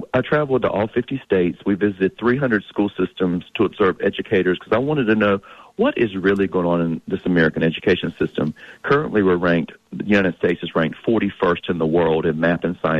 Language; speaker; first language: English; native; English